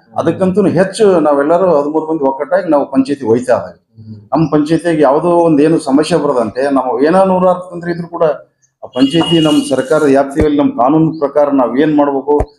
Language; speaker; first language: Kannada; native; Kannada